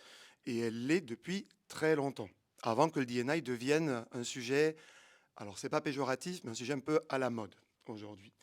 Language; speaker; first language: French; native; French